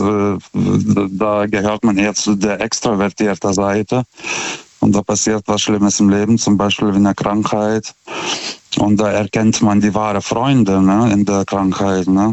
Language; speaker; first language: German; non-native, fluent; Lithuanian